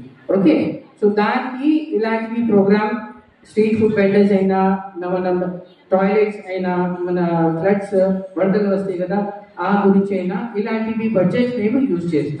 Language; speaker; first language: Telugu; non-native, local second language; Urdu